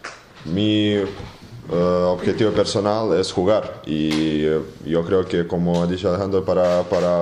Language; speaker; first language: Spanish; non-native, fluent; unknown